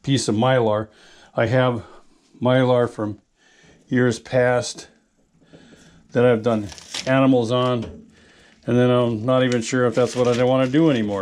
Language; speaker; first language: English; native; English